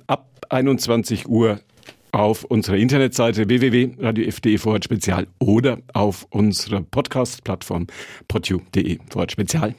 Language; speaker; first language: German; native; German